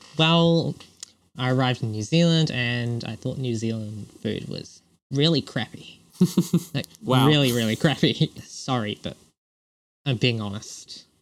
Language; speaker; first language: English; non-native, local second language; Cantonese